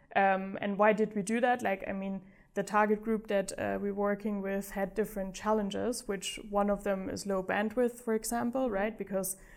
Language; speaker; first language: English; non-native, fluent; German